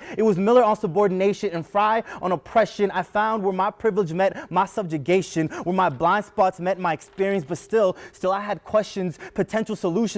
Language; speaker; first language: English; early bilingual, other home language; Spanish